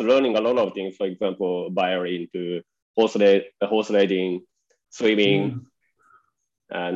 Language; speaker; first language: English; non-native, fluent; Japanese